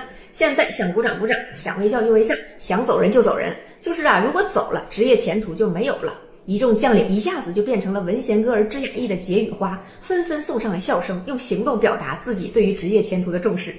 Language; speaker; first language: Chinese; native; Chinese